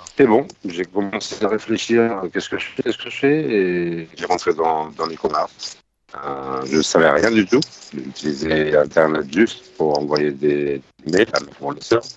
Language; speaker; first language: French; non-native, fluent; Spanish